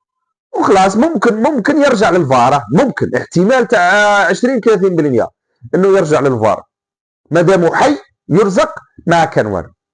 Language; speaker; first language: Arabic; native; Arabic